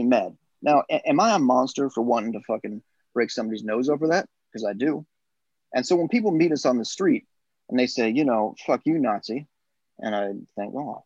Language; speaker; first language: English; native; English